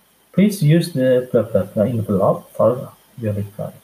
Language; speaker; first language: English; non-native, fluent; Indonesian